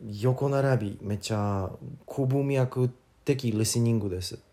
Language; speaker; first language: Japanese; non-native, learner; English